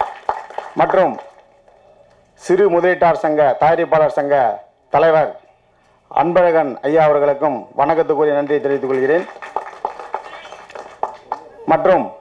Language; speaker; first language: Tamil; native; Tamil